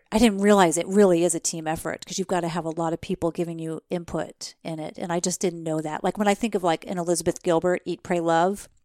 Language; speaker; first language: English; native; English